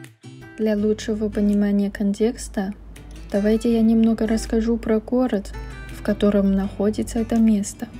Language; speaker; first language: Russian; non-native, fluent; Chinese